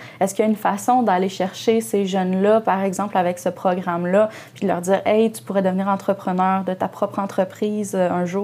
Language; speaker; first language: French; native; French